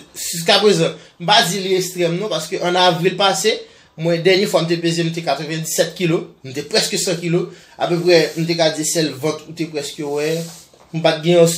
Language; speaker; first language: French; non-native, learner; Portuguese